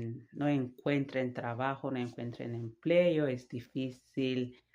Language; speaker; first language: Spanish; non-native, fluent; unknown